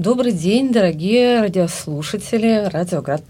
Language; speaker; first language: Russian; native; Russian